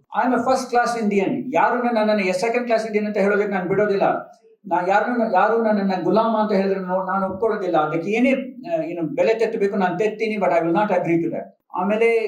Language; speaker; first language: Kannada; non-native, local second language; Telugu